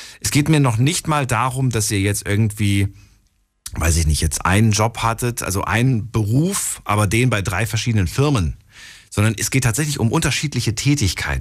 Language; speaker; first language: German; native; German